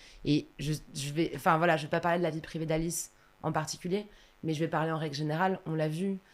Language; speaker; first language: French; native; French